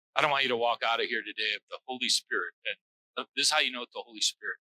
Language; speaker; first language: English; native; English